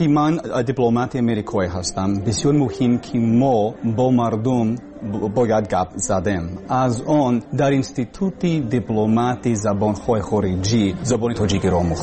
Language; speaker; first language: Persian; non-native, learner; English